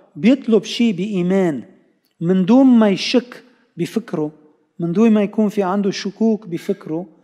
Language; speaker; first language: Arabic; non-native, local second language; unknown